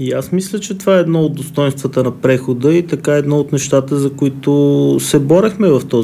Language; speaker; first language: Bulgarian; native; Bulgarian